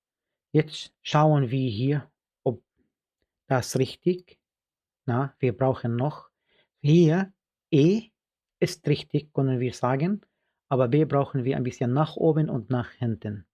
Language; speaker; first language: German; non-native, fluent; Arabic